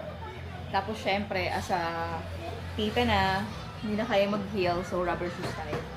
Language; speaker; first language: Filipino; native; Filipino